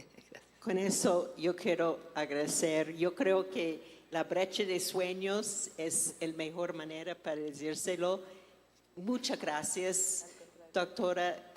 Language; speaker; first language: Spanish; non-native, fluent; English